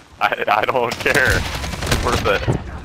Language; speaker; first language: English; native; English